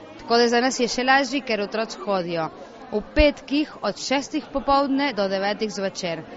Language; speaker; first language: Slovenian; early bilingual, heritage; Slovenian